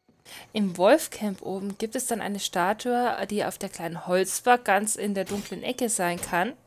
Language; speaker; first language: German; native; German